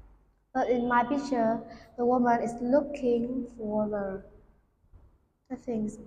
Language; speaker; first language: English; non-native, learner; Vietnamese